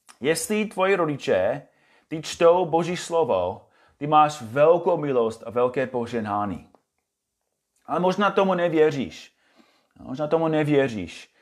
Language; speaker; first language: Czech; non-native, fluent; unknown